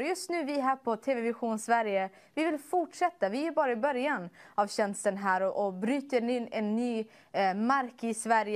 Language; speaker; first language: Swedish; early bilingual, other home language; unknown